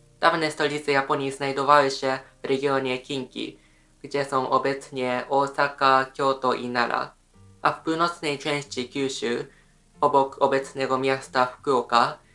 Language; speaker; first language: Polish; non-native, fluent; Japanese